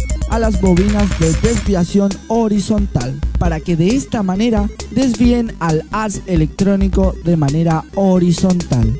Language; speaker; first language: Spanish; native; Spanish